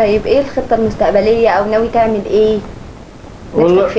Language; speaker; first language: Arabic; native; Arabic